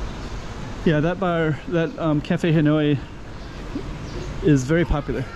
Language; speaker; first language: English; native; English